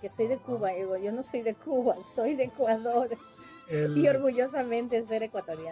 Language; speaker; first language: Spanish; native; Spanish